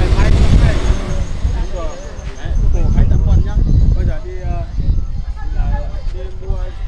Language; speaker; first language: Vietnamese; non-native, learner; Portuguese